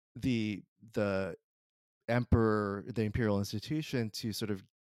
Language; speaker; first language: English; early bilingual, other home language; Japanese